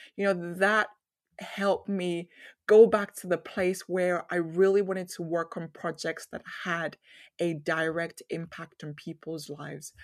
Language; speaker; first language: English; non-native, local second language; Yoruba